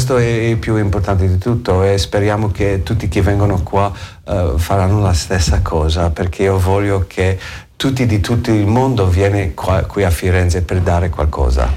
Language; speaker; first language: Italian; non-native, learner; English